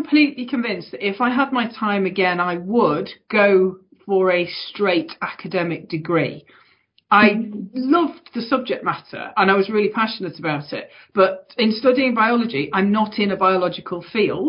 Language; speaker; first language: English; native; English